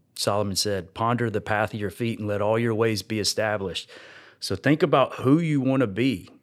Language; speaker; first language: English; native; English